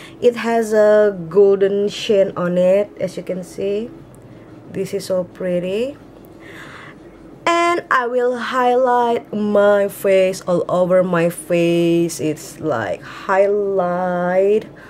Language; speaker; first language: English; non-native, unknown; Indonesian